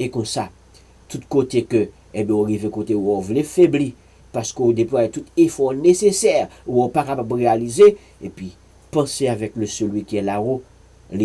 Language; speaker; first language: French; non-native, learner; Haitian Creole